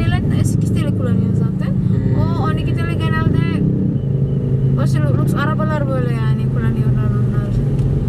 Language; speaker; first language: Turkish; non-native, learner; Indonesian